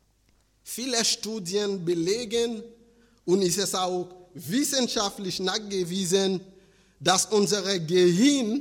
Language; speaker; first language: German; non-native, fluent; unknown